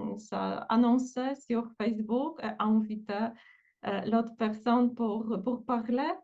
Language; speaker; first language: French; non-native, fluent; Polish